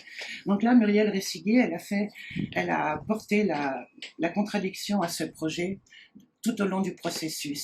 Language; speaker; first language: French; native; French